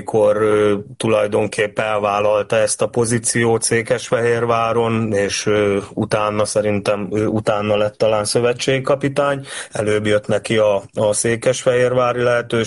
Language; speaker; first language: Hungarian; native; Hungarian